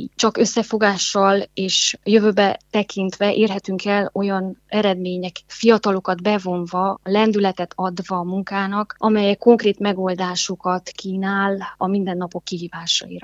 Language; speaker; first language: Hungarian; native; Hungarian